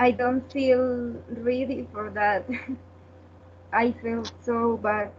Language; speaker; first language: English; non-native, learner; Spanish